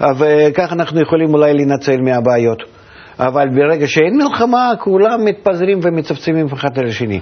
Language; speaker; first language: Hebrew; non-native, fluent; Russian